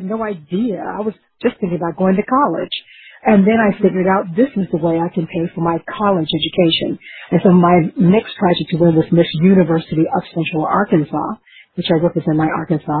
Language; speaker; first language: English; native; English